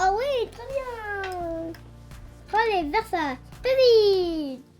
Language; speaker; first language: French; native; French